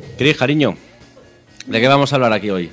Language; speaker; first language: Spanish; native; Spanish